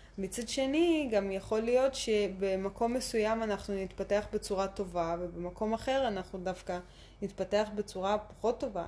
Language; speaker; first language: Hebrew; early bilingual, other home language; Russian